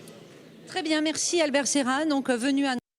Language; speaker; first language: French; native; French